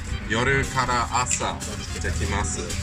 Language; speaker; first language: Japanese; non-native, learner; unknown